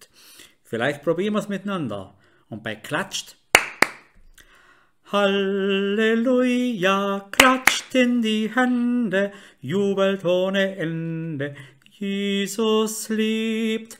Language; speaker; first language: German; native; German